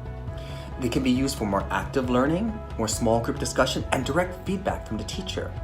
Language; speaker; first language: English; native; English